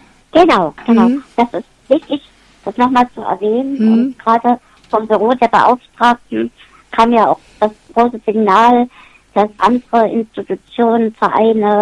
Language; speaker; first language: German; native; German